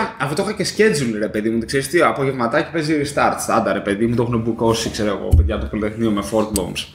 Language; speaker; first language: Greek; native; Greek